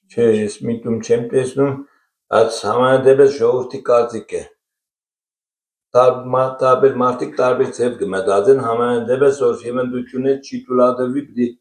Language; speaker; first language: Armenian; native; Armenian